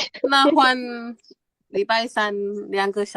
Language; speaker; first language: Chinese; non-native, learner; Indonesian